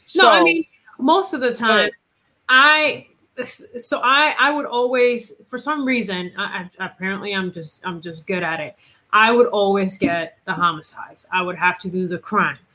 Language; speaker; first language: English; non-native, fluent; Spanish